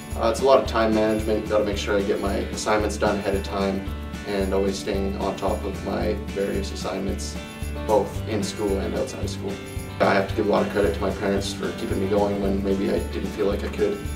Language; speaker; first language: English; native; English